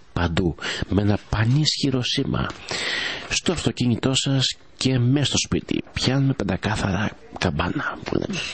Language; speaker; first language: Greek; early bilingual, heritage; Greek